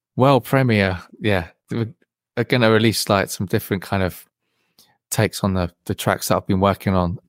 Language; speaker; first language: English; native; English